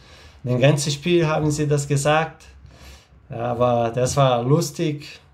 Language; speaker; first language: German; non-native, learner; Portuguese